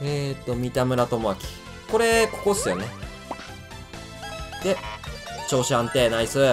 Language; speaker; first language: Japanese; native; Japanese